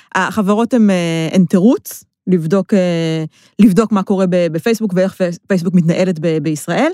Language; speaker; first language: Hebrew; native; Hebrew